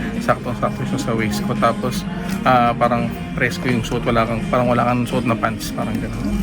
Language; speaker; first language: Filipino; native; Filipino